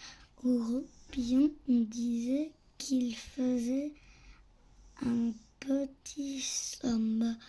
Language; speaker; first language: French; native; French